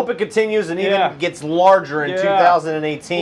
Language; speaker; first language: English; native; English